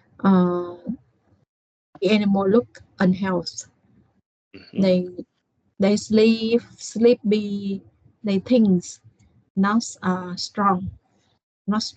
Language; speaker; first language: English; non-native, learner; Vietnamese